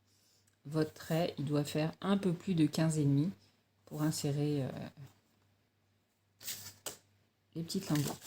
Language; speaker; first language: French; native; French